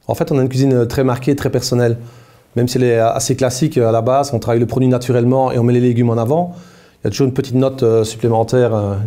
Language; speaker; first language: French; native; French